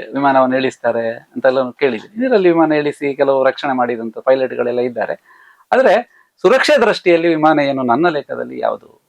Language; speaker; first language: Kannada; native; Kannada